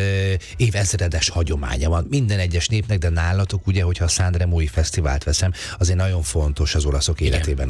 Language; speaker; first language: Hungarian; native; Hungarian